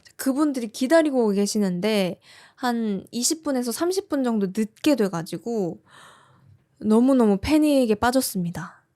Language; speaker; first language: Korean; native; Korean